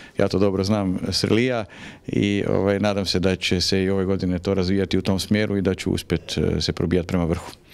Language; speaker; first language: Croatian; native; Croatian